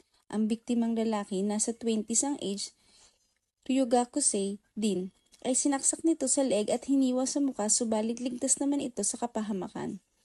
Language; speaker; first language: Filipino; native; Filipino